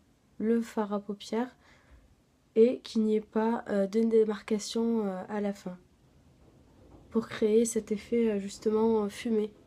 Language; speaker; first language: French; native; French